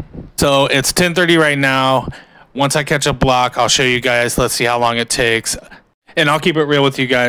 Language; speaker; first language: English; native; English